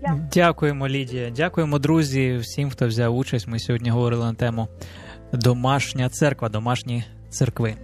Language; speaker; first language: Ukrainian; native; Ukrainian